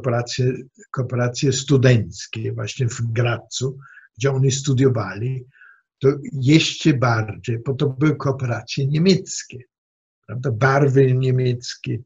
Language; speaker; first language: Polish; non-native, fluent; German